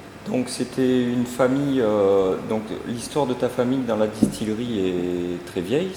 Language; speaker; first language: French; native; French